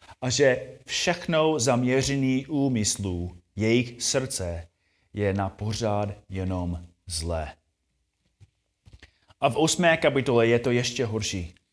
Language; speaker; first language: Czech; non-native, fluent; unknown